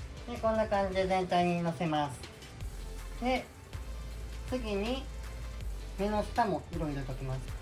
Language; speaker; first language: Japanese; native; Japanese